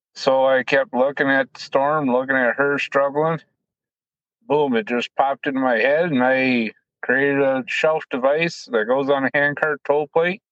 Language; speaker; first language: English; native; English